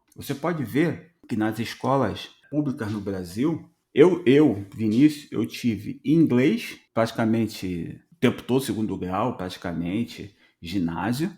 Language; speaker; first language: Portuguese; native; Portuguese